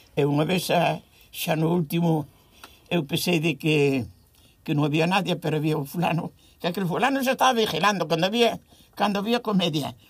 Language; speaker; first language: Galician; native; Galician